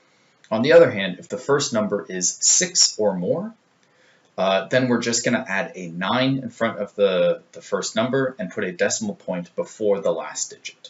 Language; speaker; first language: English; native; English